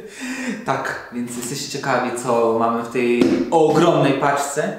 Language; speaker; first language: Polish; native; Polish